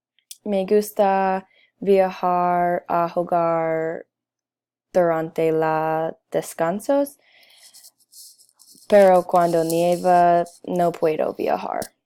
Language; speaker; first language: Spanish; non-native, learner; English